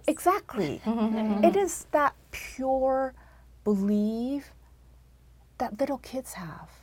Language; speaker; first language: English; non-native, fluent; Chinese